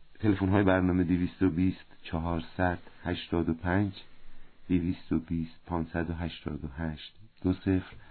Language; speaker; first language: Persian; native; Persian